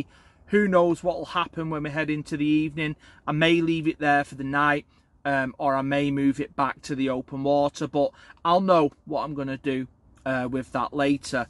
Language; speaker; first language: English; native; English